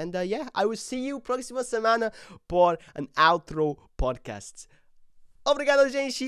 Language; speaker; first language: Portuguese; non-native, learner; English